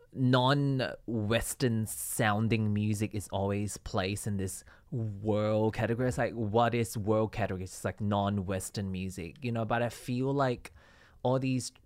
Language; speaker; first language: English; non-native, local second language; Cantonese